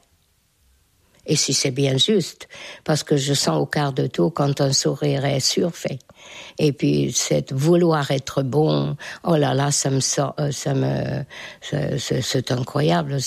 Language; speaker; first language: French; non-native, fluent; Hungarian